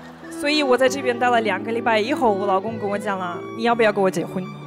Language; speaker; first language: Chinese; non-native, fluent; Russian